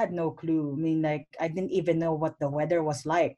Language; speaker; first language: English; non-native, local second language; Filipino